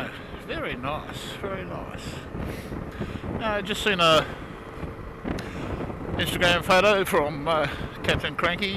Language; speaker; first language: English; native; English